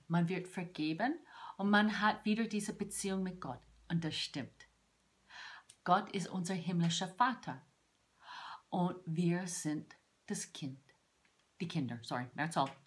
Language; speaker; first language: German; non-native, fluent; English